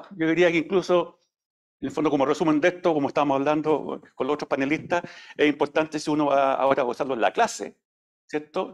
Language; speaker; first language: Spanish; native; Spanish